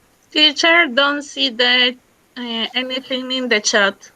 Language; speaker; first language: English; non-native, learner; Spanish